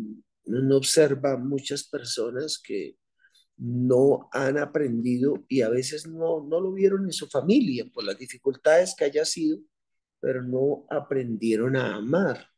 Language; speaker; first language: Spanish; native; Spanish